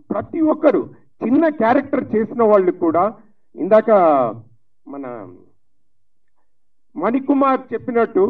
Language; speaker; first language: Telugu; native; Telugu